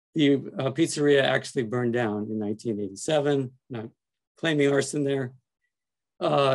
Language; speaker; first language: English; native; English